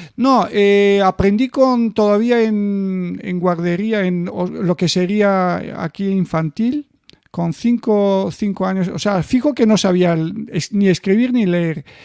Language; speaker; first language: Spanish; non-native, fluent; Bulgarian